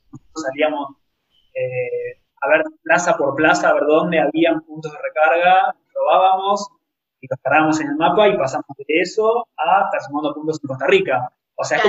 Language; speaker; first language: Spanish; native; Spanish